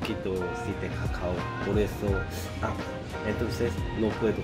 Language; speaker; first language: Spanish; non-native, learner; Korean